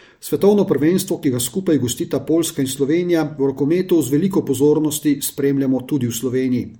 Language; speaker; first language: Slovenian; native; Slovenian